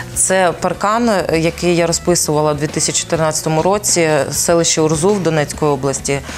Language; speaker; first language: Ukrainian; native; Ukrainian